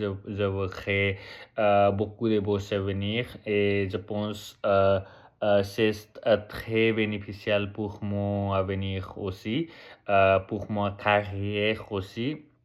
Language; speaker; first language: French; non-native, learner; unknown